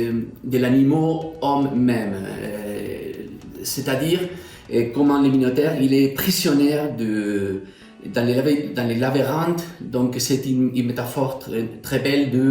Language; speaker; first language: French; non-native, fluent; Spanish